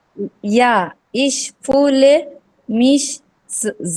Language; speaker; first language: German; non-native, learner; Bangla